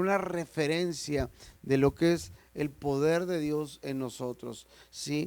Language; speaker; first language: Spanish; native; Spanish